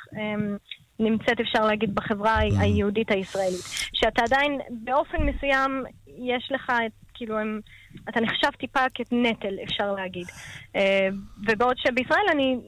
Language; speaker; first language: Hebrew; native; Hebrew